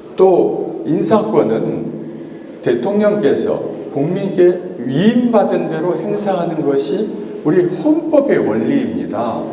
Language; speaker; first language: Korean; native; Korean